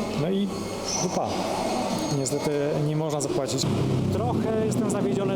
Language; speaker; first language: Polish; native; Polish